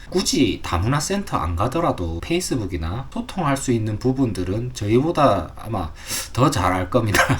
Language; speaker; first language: Korean; native; Korean